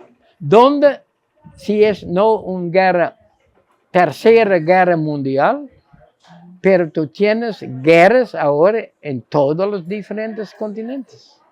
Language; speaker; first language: Spanish; non-native, fluent; Dutch